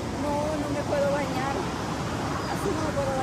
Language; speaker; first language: Spanish; native; Spanish